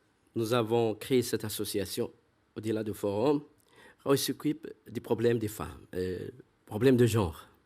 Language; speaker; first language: French; non-native, fluent; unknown